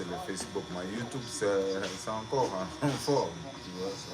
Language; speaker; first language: French; non-native, learner; Portuguese